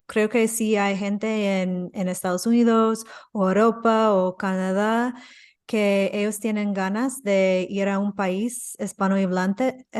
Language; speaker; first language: Spanish; non-native, fluent; English